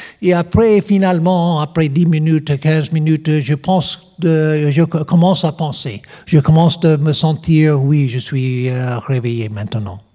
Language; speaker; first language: French; non-native, learner; English